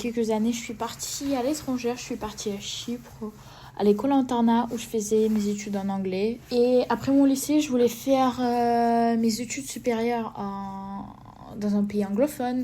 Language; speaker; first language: French; non-native, fluent; Russian